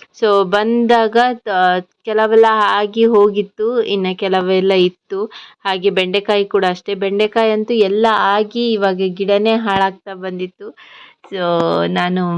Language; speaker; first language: Kannada; non-native, local second language; Tulu